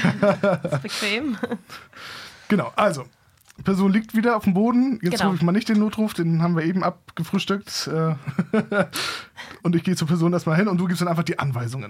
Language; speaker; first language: German; native; German